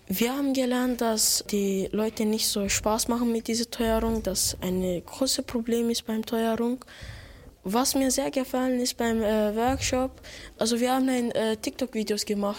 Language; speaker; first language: German; non-native, local second language; Turkish